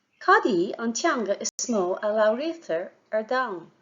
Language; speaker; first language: Irish; non-native, local second language; English